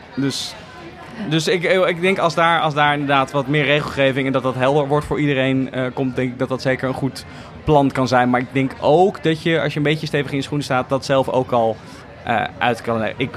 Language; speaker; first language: Dutch; native; Dutch